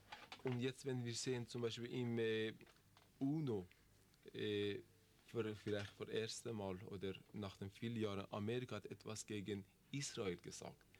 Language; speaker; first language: German; non-native, learner; Persian